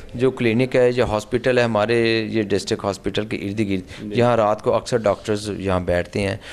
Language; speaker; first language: Urdu; non-native, local second language; Punjabi